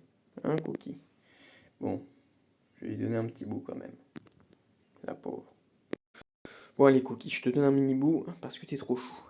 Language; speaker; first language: French; native; French